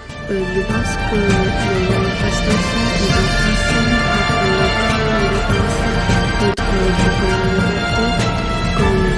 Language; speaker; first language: French; non-native, learner; Chinese